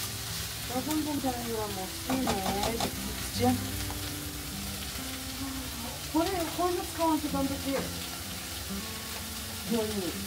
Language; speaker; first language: Mongolian; non-native, fluent; Japanese